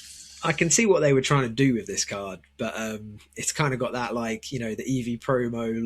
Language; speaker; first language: English; native; English